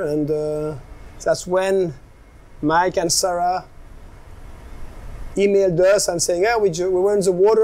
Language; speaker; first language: English; non-native, fluent; French